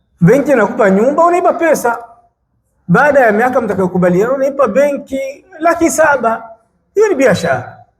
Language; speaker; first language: Swahili; native; Swahili